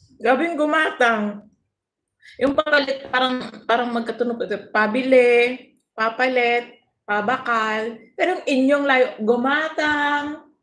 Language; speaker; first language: Filipino; non-native, local second language; Hiligaynon